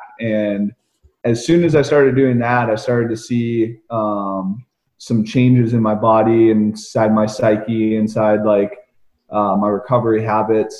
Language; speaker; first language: English; native; English